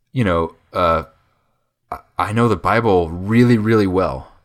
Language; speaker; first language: English; native; English